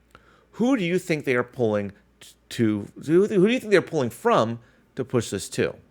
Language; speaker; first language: English; native; English